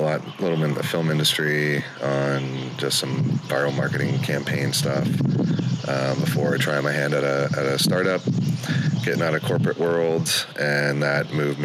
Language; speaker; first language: English; native; English